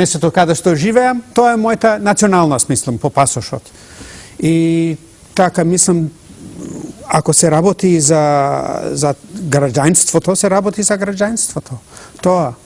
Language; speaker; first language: Macedonian; non-native, fluent; English